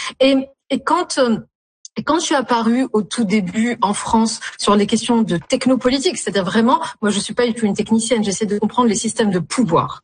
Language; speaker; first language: French; non-native, local second language; Arabic